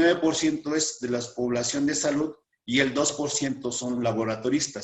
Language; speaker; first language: Spanish; native; Spanish